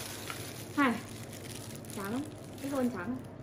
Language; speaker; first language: Chinese; non-native, learner; Vietnamese